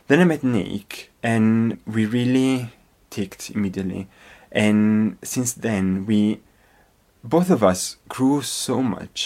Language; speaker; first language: English; non-native, fluent; Italian